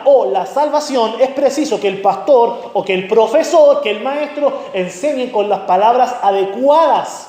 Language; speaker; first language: Spanish; native; Spanish